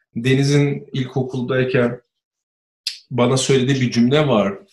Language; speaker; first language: Turkish; early bilingual, other home language; Spanish